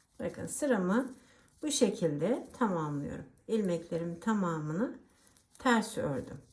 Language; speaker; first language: Turkish; native; Turkish